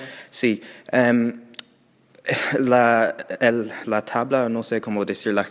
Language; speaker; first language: Spanish; non-native, learner; English